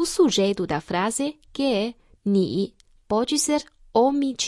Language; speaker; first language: Portuguese; non-native, fluent; Chinese